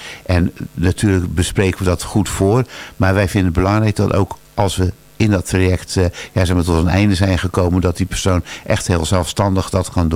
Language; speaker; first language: Dutch; native; Dutch